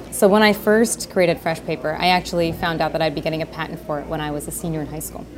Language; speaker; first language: English; native; English